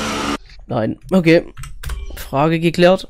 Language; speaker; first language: German; native; German